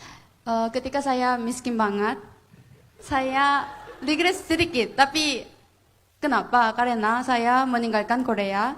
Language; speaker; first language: Indonesian; non-native, fluent; Korean